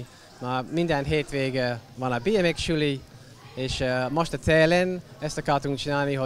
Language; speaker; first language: Hungarian; non-native, learner; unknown